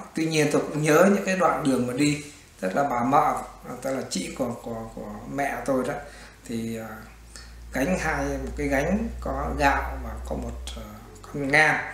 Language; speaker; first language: Vietnamese; native; Vietnamese